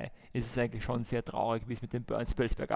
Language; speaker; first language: German; native; German